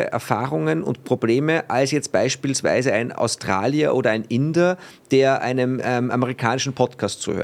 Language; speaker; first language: German; native; German